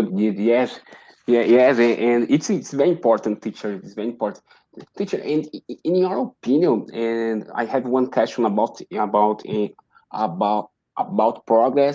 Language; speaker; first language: English; non-native, learner; Portuguese